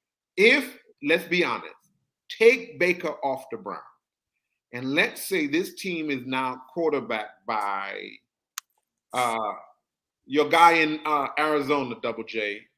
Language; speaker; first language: English; native; English